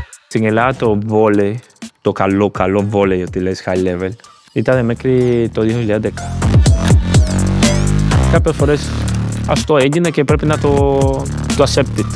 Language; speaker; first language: Greek; non-native, learner; Spanish